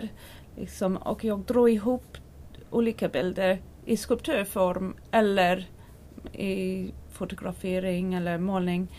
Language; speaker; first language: Swedish; non-native, learner; English